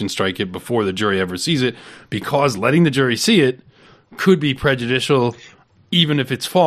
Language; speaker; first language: English; native; English